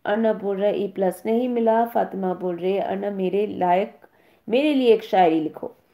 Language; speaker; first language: Hindi; non-native, local second language; Bangla